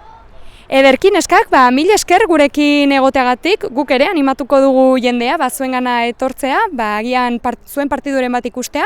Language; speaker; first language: Basque; native; Basque